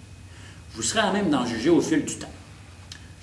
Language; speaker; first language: French; native; French